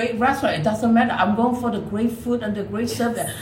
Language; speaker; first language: English; non-native, local second language; Min Nan Chinese